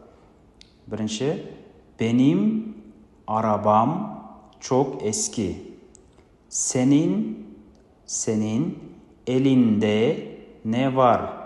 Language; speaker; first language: Turkish; non-native, fluent; Kazakh